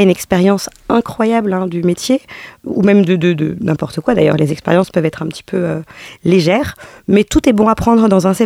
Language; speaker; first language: French; native; French